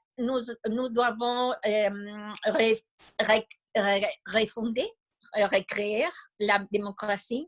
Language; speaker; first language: French; non-native, fluent; Spanish